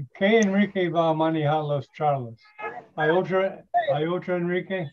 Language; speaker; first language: Spanish; non-native, learner; English